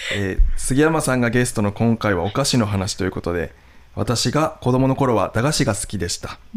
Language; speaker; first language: Japanese; native; Japanese